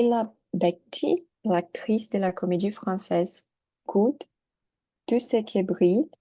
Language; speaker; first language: French; non-native, learner; Portuguese